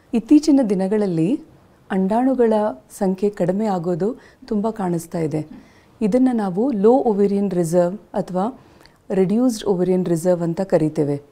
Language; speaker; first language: Kannada; native; Kannada